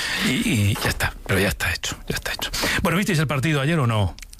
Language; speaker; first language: Spanish; native; Spanish